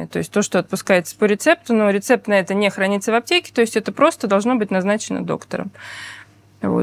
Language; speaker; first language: Russian; native; Russian